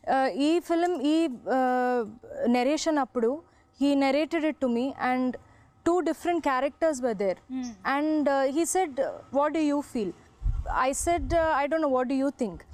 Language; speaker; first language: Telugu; non-native, fluent; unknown